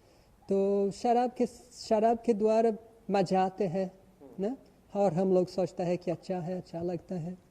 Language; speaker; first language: Hindi; non-native, learner; Portuguese